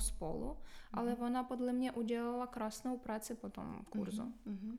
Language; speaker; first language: Czech; non-native, fluent; Ukrainian